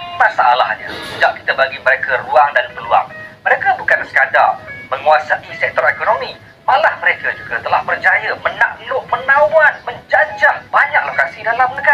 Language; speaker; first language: Malay; native; Malay